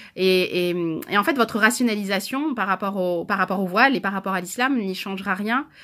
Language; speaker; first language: French; native; French